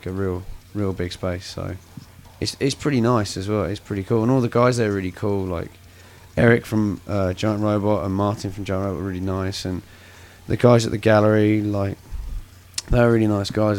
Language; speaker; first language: English; native; English